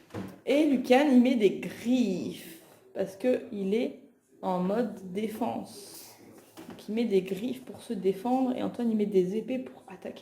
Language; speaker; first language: French; native; French